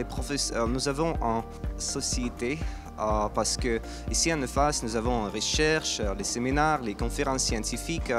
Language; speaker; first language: French; non-native, learner; Azerbaijani